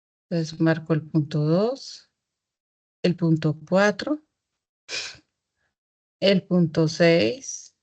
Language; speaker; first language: Spanish; native; Spanish